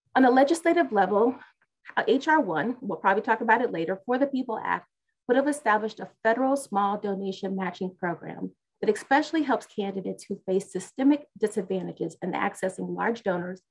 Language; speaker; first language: English; native; English